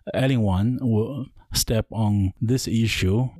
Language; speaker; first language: English; non-native, learner; Chinese